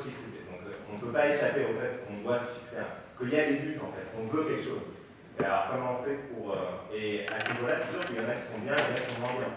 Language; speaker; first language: French; native; French